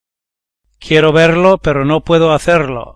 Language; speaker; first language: Spanish; non-native, learner; English